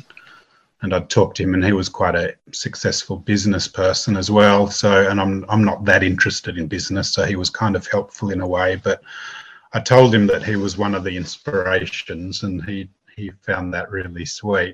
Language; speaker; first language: English; native; English